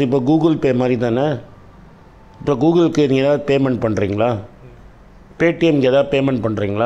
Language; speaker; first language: Tamil; native; Tamil